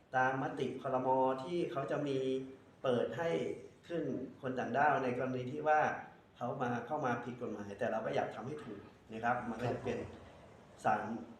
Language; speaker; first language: Thai; native; Thai